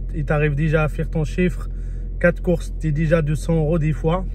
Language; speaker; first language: French; early bilingual, other home language; Spanish